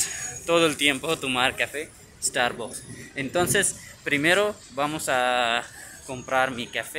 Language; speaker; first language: Spanish; non-native, learner; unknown